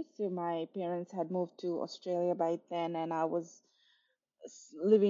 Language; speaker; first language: English; non-native, local second language; Nepali